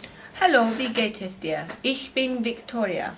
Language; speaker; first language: German; non-native, learner; English